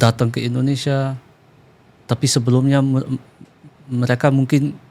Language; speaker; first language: Indonesian; early bilingual, heritage; Dutch